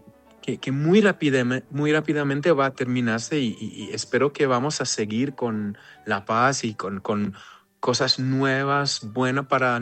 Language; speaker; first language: Spanish; non-native, fluent; Hebrew